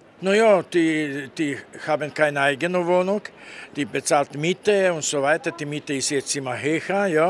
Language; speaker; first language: German; non-native, learner; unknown